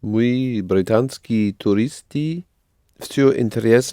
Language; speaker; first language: Russian; non-native, learner; English